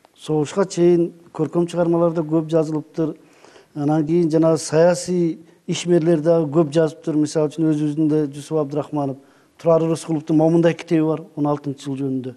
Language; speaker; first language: Kyrgyz; native; Kyrgyz